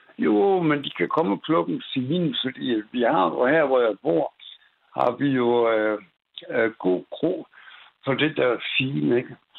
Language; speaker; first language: Danish; native; Danish